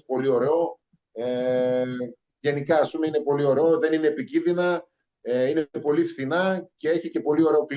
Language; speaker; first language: Greek; native; Greek